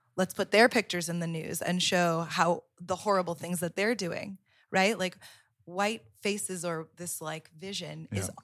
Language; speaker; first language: English; native; English